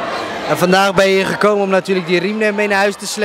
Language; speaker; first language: Dutch; native; Dutch